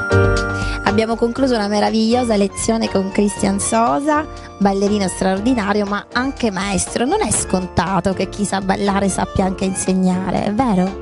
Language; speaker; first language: Italian; native; Italian